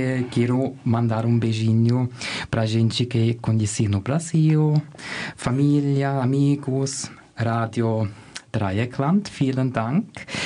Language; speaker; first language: Portuguese; non-native, fluent; German